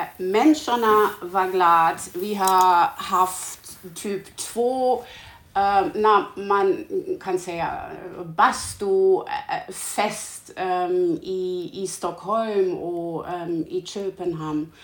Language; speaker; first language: Swedish; non-native, learner; German